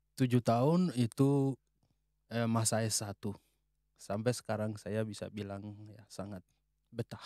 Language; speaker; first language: Indonesian; non-native, fluent; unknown